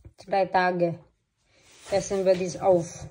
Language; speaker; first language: German; non-native, learner; Filipino